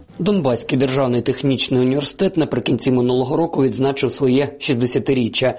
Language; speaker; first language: Ukrainian; native; Ukrainian